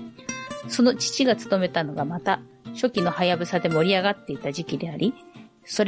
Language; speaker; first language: Japanese; native; Japanese